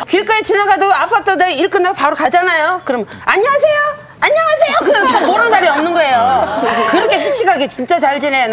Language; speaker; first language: Korean; native; Korean